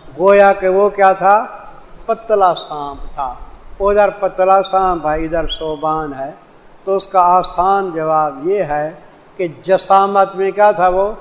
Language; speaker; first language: Urdu; non-native, local second language; Saraiki